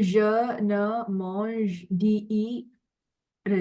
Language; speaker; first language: French; non-native, learner; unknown